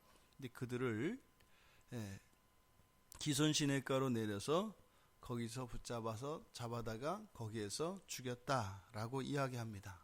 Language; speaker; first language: Korean; native; Korean